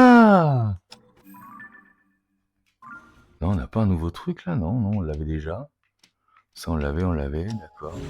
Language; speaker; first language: French; native; French